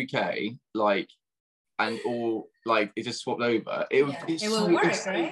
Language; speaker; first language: English; native; English